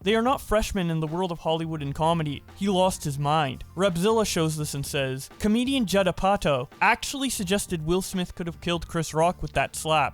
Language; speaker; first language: English; native; English